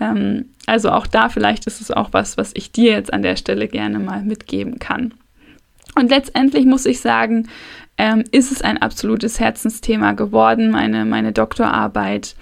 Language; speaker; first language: German; native; German